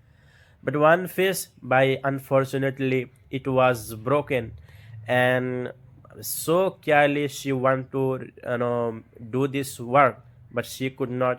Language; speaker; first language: English; non-native, learner; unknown